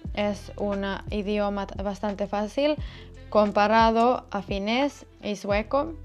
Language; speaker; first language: Spanish; non-native, fluent; Finnish